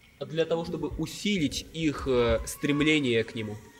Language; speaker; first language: Russian; native; Russian